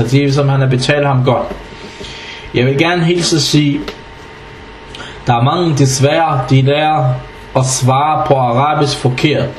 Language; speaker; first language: Danish; non-native, fluent; Arabic